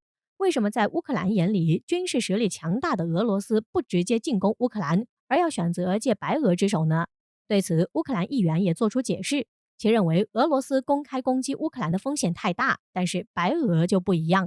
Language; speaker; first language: Chinese; native; Chinese